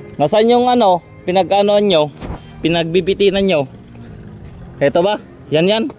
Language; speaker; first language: Filipino; non-native, local second language; Iloko